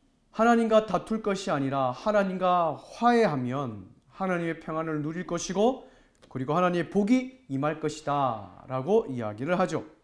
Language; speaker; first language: Korean; native; Korean